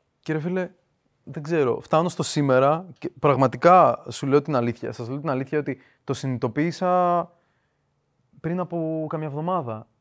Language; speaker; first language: Greek; early bilingual, other home language; Russian